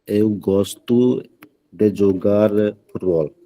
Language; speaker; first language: Portuguese; non-native, learner; Hindi